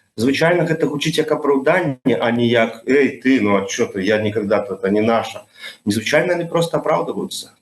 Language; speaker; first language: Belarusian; non-native, local second language; Russian